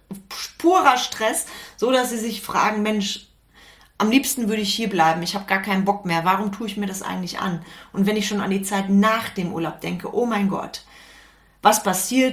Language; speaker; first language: German; native; German